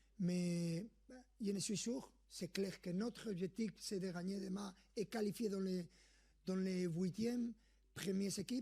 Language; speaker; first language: French; non-native, fluent; Spanish